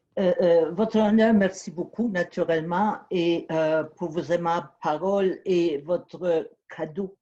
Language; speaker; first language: French; native; French